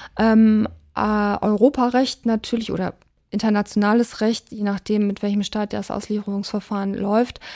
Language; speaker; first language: German; native; German